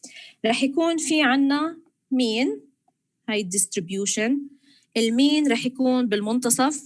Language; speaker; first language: Arabic; native; Arabic